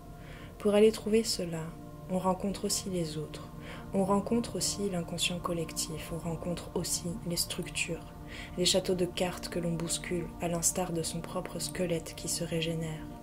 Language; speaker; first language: French; native; French